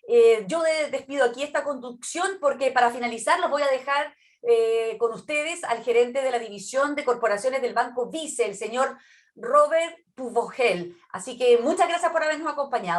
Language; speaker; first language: Spanish; native; Spanish